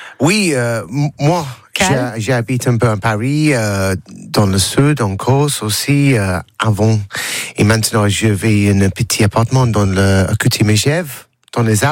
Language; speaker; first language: French; non-native, learner; English